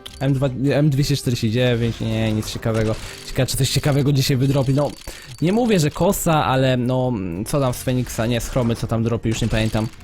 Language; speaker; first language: Polish; native; Polish